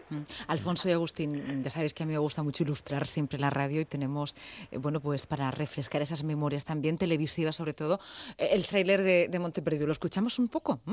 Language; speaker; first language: Spanish; native; Spanish